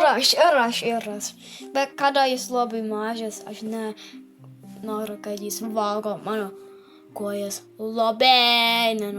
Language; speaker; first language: Lithuanian; early bilingual, heritage; Lithuanian